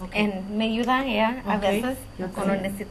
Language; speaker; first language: Spanish; early bilingual, heritage; Spanish